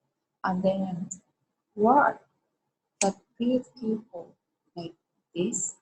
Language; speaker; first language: English; non-native, learner; Japanese